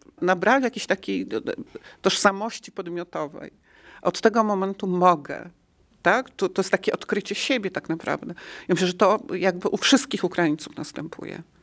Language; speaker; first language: Polish; native; Polish